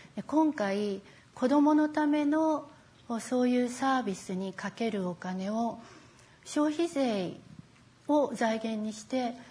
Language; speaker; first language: Japanese; native; Japanese